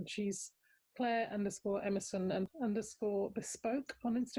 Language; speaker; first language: English; native; English